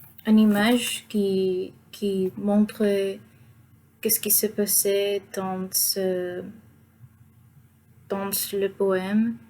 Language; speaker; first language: French; non-native, fluent; Spanish